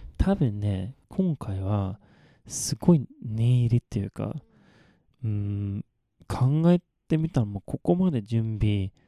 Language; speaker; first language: Japanese; non-native, fluent; Swedish